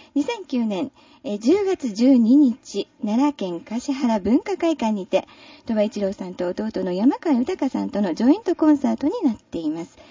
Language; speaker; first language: Japanese; native; Japanese